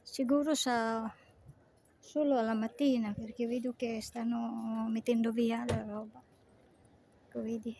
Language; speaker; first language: Italian; non-native, fluent; Cebuano